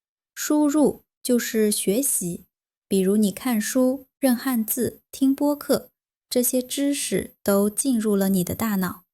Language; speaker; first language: Chinese; non-native, fluent; Vietnamese